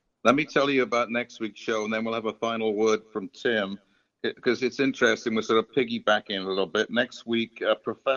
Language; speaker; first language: English; native; English